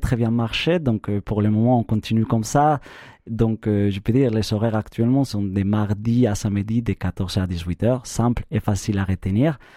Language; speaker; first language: French; non-native, fluent; Spanish